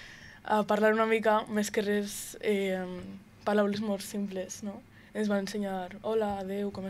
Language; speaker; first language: Catalan; early bilingual, other home language; Romanian